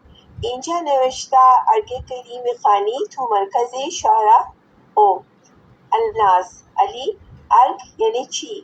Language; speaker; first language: Persian; non-native, learner; Urdu